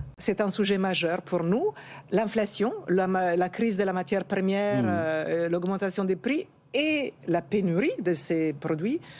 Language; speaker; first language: French; native; French